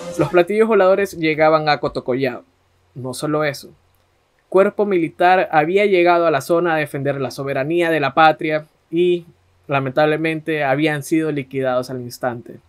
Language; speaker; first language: Spanish; native; Spanish